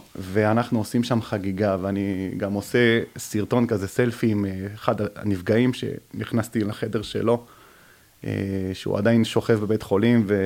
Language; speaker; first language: Hebrew; early bilingual, other home language; French